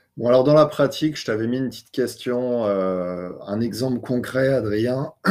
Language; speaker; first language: French; native; French